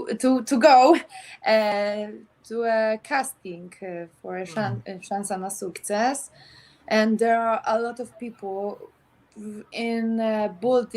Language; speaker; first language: English; non-native, learner; Polish